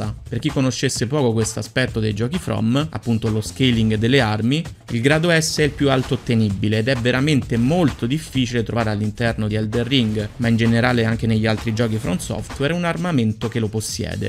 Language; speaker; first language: Italian; native; Italian